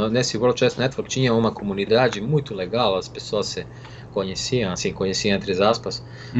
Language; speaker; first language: Portuguese; non-native, fluent; Serbian